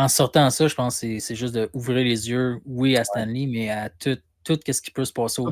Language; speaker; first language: French; native; French